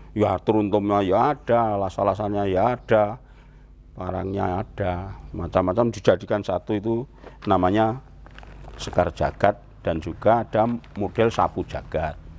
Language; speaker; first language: Indonesian; non-native, local second language; Javanese